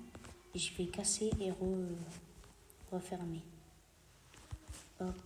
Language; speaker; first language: French; native; French